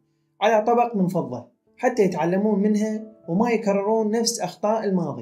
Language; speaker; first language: Arabic; native; Arabic